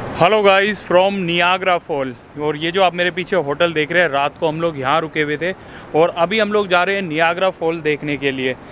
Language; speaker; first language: Hindi; native; Hindi